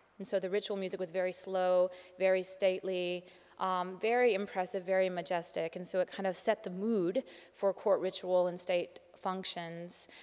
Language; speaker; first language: English; native; English